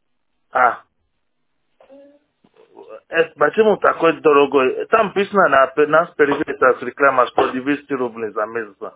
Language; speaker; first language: Russian; non-native, learner; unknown